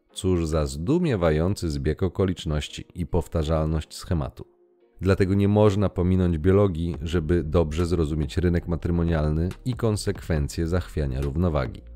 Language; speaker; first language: Polish; native; Polish